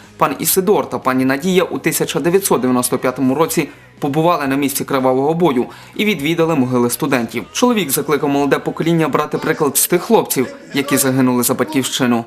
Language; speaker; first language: Ukrainian; native; Ukrainian